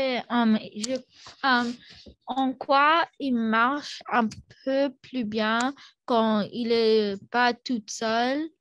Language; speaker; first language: French; non-native, learner; English